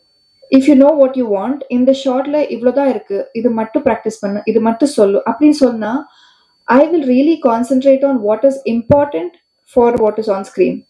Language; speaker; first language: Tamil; non-native, learner; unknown